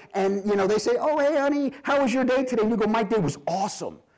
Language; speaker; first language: English; native; English